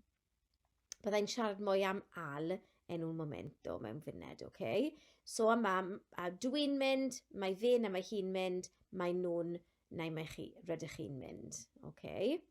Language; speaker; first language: Welsh; non-native, local second language; English